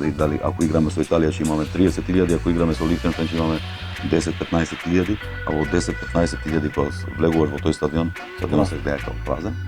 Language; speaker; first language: Macedonian; non-native, local second language; Albanian